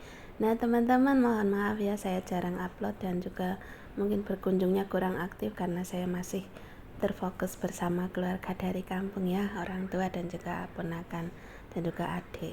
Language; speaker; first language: Indonesian; native; Indonesian